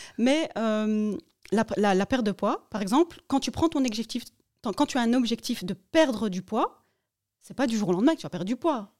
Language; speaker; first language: French; early bilingual, other home language; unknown